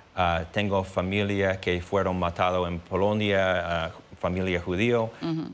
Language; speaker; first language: Spanish; non-native, fluent; English